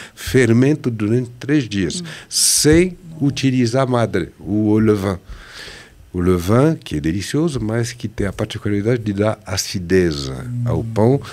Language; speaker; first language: Portuguese; non-native, fluent; French